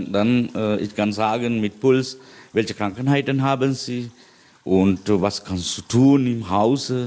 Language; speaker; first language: German; non-native, learner; Sinhala